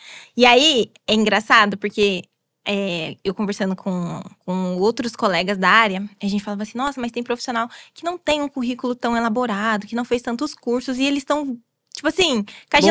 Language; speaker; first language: Portuguese; native; Portuguese